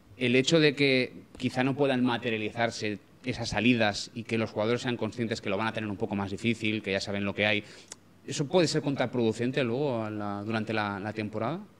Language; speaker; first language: Spanish; non-native, local second language; Catalan